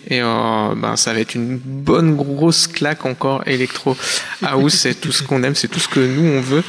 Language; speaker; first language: French; native; French